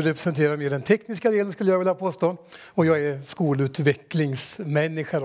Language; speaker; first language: Swedish; native; Swedish